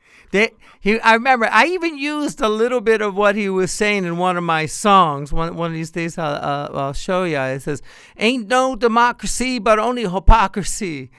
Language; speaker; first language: English; native; English